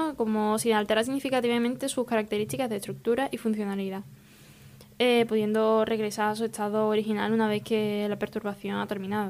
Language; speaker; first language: Spanish; native; Spanish